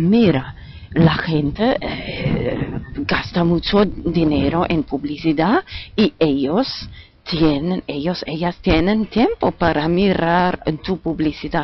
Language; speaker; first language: Spanish; non-native, fluent; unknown